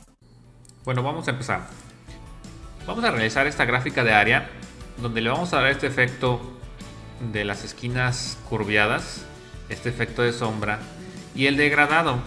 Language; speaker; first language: Spanish; native; Spanish